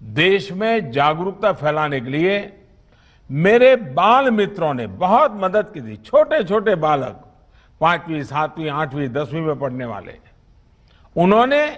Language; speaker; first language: Hindi; non-native, local second language; Gujarati